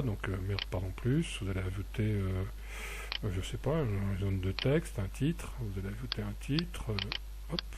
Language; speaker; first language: French; native; French